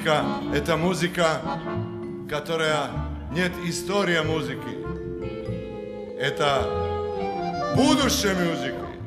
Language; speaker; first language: Russian; non-native, learner; Serbian